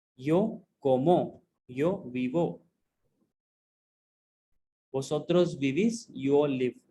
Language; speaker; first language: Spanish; non-native, fluent; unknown